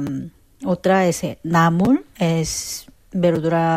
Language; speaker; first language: Spanish; non-native, fluent; Korean